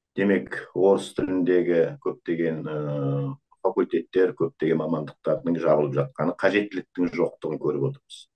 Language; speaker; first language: Kazakh; native; Kazakh